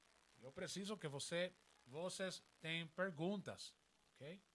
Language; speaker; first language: Portuguese; non-native, learner; Spanish